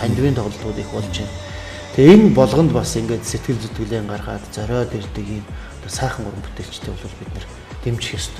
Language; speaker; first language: Mongolian; native; Mongolian